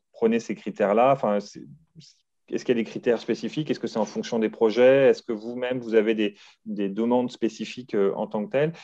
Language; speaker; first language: French; native; French